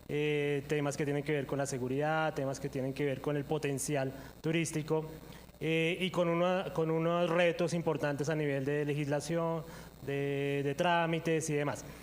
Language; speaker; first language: Spanish; native; Spanish